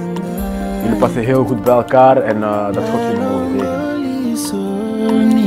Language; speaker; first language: Dutch; early bilingual, other home language; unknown